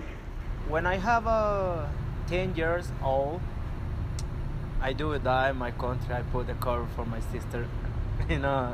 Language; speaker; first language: English; non-native, learner; Spanish